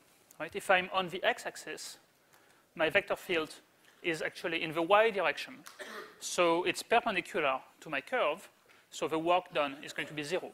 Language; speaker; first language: English; native; English